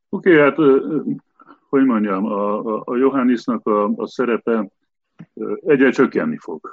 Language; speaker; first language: Hungarian; native; Hungarian